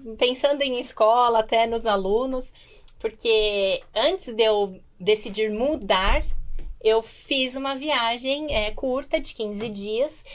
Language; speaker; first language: Portuguese; native; Portuguese